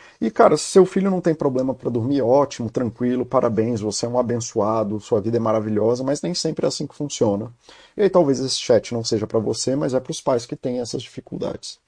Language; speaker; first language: Portuguese; native; Portuguese